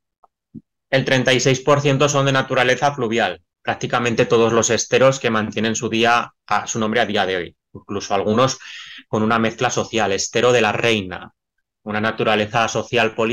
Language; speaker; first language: Spanish; native; Spanish